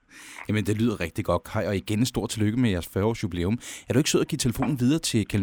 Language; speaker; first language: Danish; native; Danish